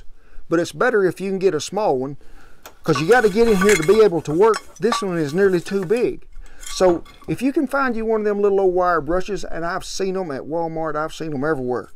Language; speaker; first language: English; native; English